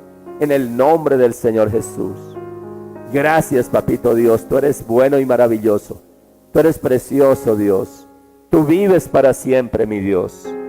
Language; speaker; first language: Spanish; native; Spanish